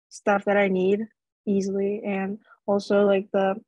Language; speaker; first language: English; non-native, fluent; Korean